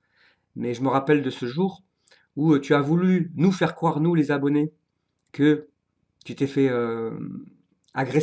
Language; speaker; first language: French; native; French